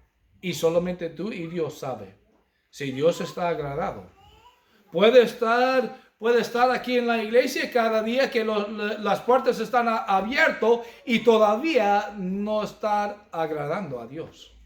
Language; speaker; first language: Spanish; non-native, fluent; English